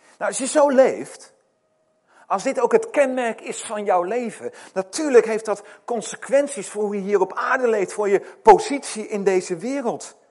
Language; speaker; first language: Dutch; native; Dutch